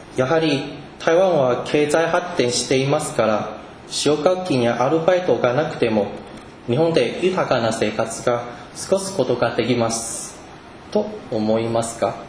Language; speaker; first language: Japanese; non-native, fluent; Chinese